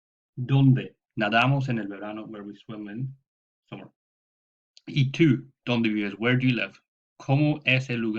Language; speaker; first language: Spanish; non-native, fluent; English